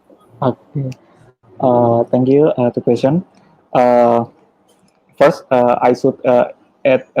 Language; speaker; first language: English; non-native, learner; Indonesian